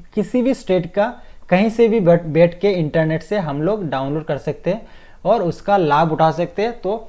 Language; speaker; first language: Hindi; non-native, fluent; Bangla